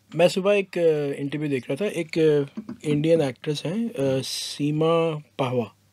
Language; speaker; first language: Urdu; native; Urdu